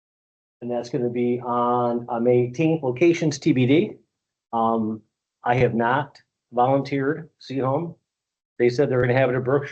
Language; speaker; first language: English; native; English